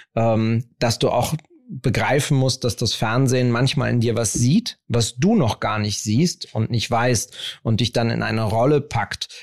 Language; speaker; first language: German; native; German